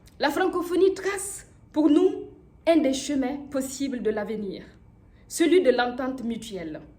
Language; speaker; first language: French; non-native, local second language; Mossi